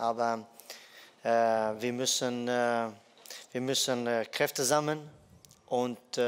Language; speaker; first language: German; non-native, fluent; Dutch